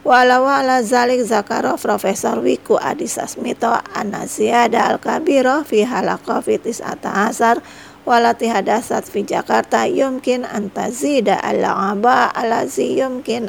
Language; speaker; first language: Arabic; non-native, fluent; Indonesian